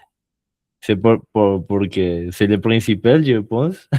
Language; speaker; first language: French; non-native, learner; Spanish